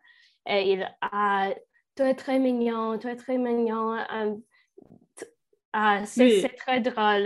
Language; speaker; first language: French; non-native, learner; English